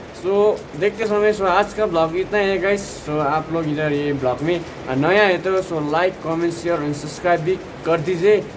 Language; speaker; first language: Hindi; non-native, local second language; Nepali